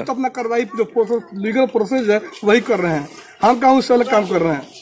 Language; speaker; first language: Hindi; native; Hindi